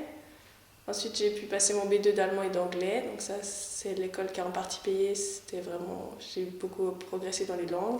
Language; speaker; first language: French; native; French